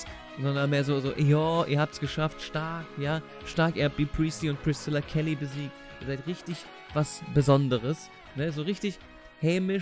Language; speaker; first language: German; native; German